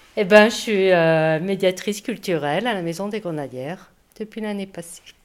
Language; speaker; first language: French; native; French